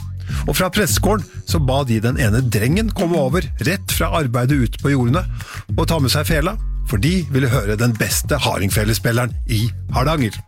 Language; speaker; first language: Norwegian; native; Norwegian